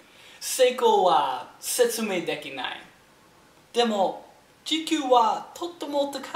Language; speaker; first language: Japanese; non-native, learner; English